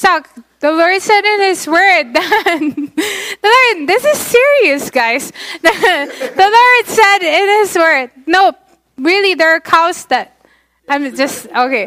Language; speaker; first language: English; non-native, local second language; Filipino